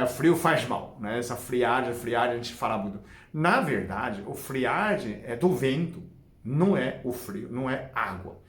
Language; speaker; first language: Portuguese; non-native, fluent; Chinese